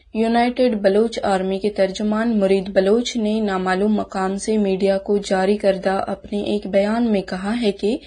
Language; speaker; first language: Urdu; non-native, local second language; Baluchi